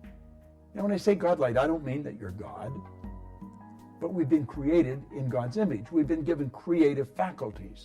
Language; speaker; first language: English; native; English